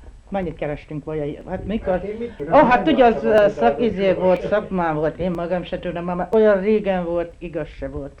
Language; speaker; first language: Hungarian; early bilingual, heritage; Hungarian